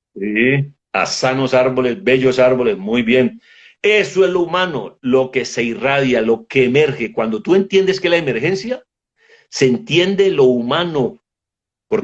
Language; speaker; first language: Spanish; native; Spanish